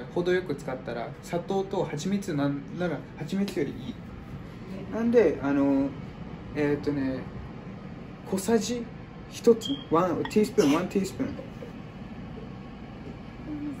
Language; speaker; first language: Japanese; non-native, fluent; English